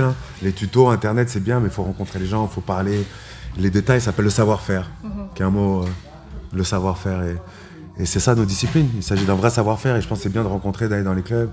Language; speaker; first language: French; native; French